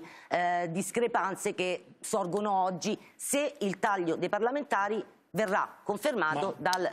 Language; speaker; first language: Italian; native; Italian